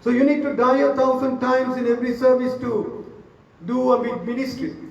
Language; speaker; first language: English; non-native, local second language; Sinhala